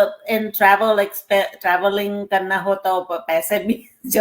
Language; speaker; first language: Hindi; non-native, local second language; Gujarati